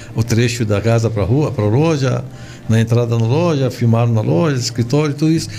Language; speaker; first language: Portuguese; non-native, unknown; Arabic